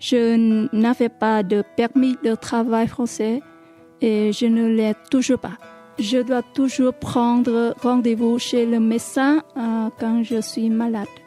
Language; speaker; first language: French; non-native, learner; Vietnamese